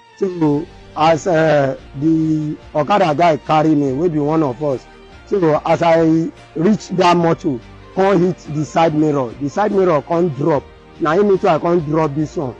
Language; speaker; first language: Nigerian Pidgin; native; Nigerian Pidgin